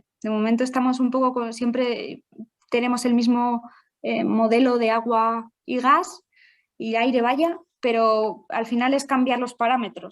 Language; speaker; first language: Spanish; native; Spanish